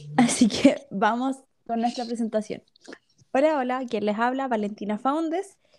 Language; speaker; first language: Spanish; native; Spanish